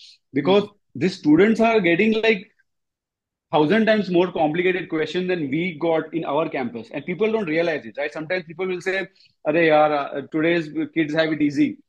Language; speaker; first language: English; non-native, local second language; Gujarati